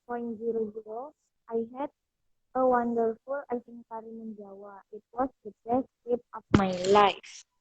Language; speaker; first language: English; non-native, learner; Indonesian